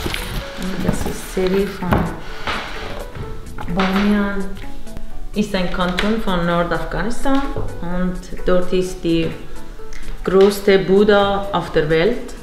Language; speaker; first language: German; non-native, learner; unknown